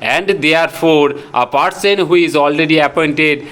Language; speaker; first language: English; non-native, local second language; Bangla